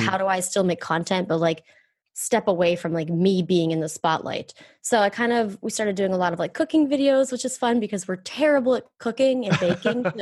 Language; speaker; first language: English; native; English